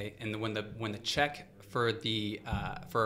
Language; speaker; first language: English; native; English